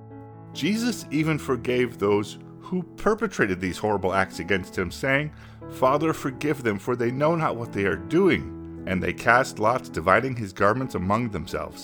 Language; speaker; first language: English; native; English